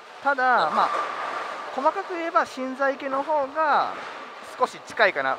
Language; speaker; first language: Japanese; native; Japanese